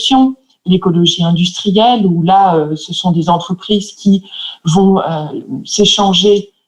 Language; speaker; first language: French; native; French